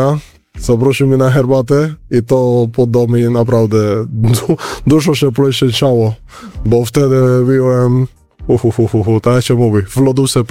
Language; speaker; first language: Polish; non-native, learner; Spanish